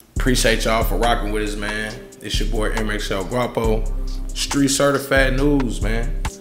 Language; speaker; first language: English; native; English